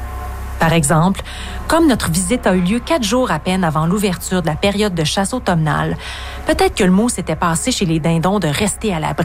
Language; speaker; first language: French; native; French